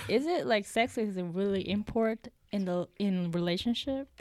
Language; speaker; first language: English; non-native, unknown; Korean